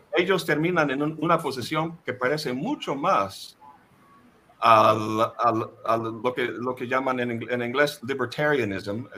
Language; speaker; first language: Spanish; non-native, fluent; English